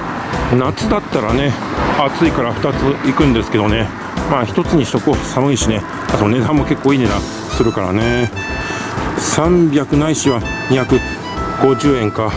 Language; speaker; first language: Japanese; native; Japanese